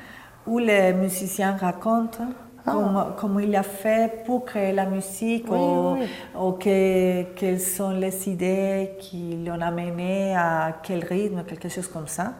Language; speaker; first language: French; non-native, fluent; Spanish